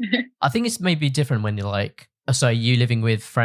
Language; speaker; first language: English; native; English